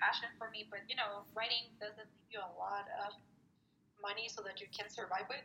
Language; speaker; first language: English; non-native, fluent; Spanish